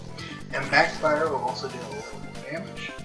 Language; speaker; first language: English; native; English